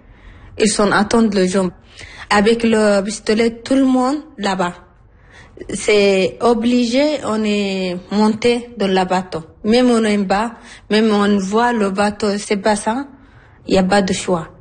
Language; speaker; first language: French; non-native, learner; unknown